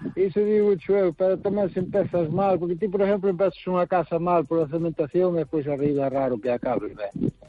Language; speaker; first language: Galician; native; Galician